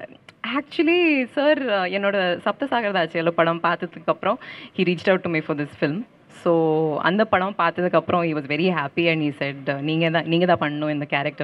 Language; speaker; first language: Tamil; non-native, learner; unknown